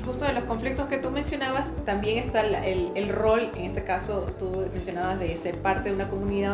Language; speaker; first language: Spanish; native; Spanish